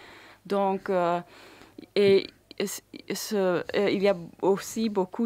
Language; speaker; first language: French; non-native, local second language; Dutch